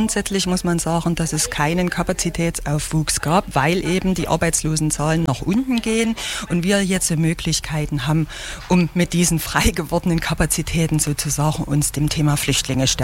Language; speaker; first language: German; native; German